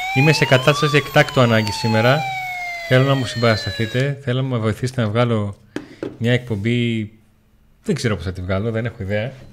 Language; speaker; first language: Greek; native; Greek